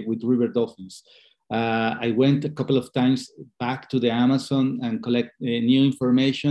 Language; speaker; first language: English; non-native, fluent; Spanish